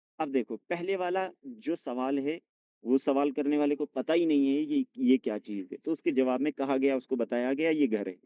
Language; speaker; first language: Urdu; non-native, local second language; Punjabi